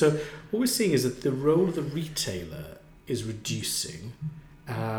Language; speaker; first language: English; native; English